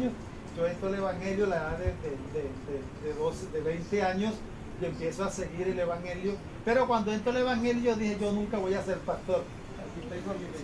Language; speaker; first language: Spanish; native; Spanish